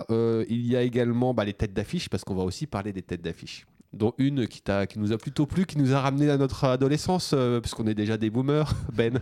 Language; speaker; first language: French; native; French